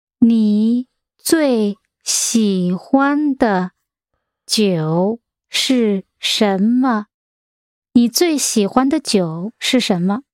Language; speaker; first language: Chinese; non-native, learner; English